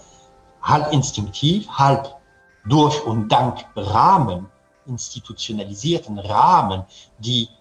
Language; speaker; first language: German; non-native, fluent; French